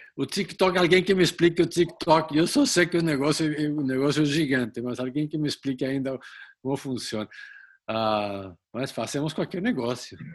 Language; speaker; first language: Portuguese; non-native, fluent; Spanish